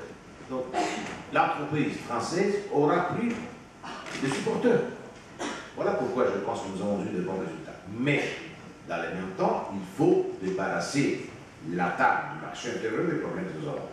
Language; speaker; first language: French; non-native, fluent; Italian